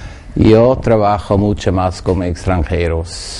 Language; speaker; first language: Spanish; non-native, learner; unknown